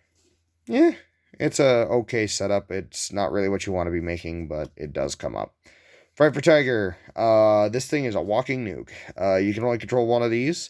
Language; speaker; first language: English; native; English